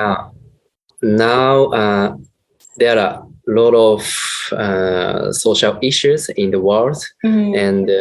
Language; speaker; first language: English; non-native, learner; Japanese